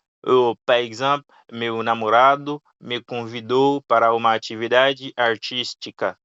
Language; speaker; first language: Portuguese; non-native, fluent; Haitian Creole